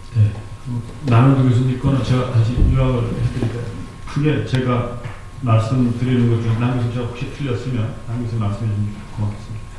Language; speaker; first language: Korean; native; Korean